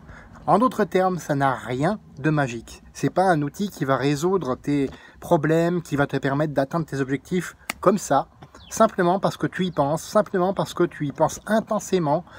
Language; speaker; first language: French; native; French